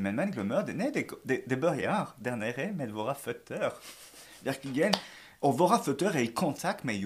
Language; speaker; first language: Swedish; non-native, fluent; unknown